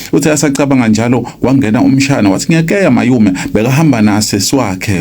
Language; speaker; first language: Zulu; non-native, local second language; Swati